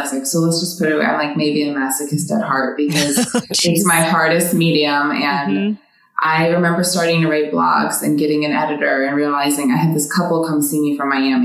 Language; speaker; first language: English; native; English